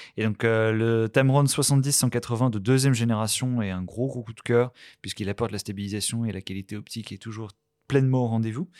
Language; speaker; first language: French; native; French